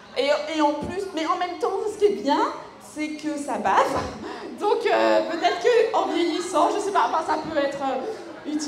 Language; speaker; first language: French; native; French